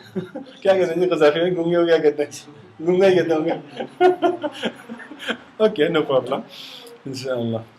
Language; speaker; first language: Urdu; non-native, fluent; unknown